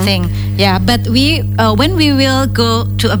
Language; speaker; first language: English; non-native, fluent; Indonesian